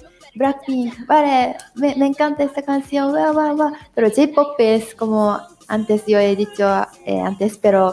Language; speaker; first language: Spanish; non-native, learner; Japanese